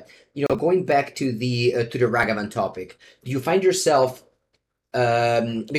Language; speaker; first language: English; non-native, fluent; Italian